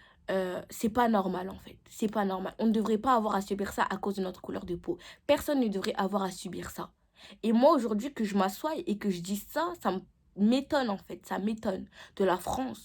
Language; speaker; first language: French; native; French